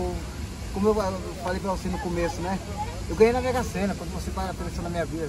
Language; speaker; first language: Portuguese; native; Portuguese